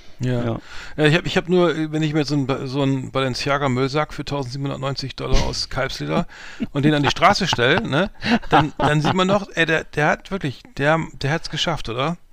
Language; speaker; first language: German; native; German